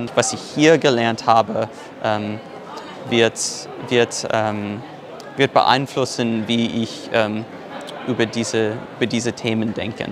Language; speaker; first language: German; non-native, fluent; English